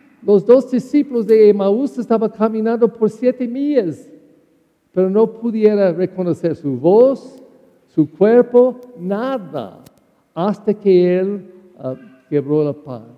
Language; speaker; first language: Spanish; non-native, learner; English